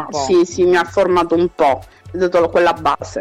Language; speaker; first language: Italian; early bilingual, other home language; Portuguese